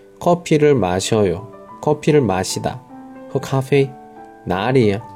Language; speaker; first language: Korean; non-native, learner; Chinese